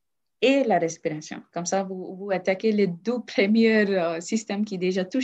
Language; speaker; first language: French; non-native, learner; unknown